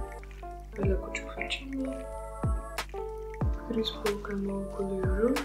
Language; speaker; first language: Turkish; non-native, fluent; Polish